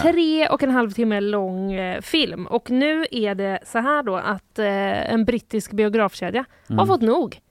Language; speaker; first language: Swedish; native; Swedish